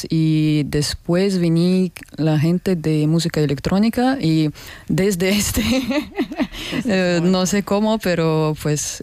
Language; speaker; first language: Spanish; non-native, fluent; Russian